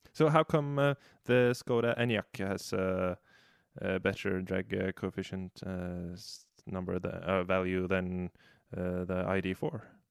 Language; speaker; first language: English; non-native, fluent; Norwegian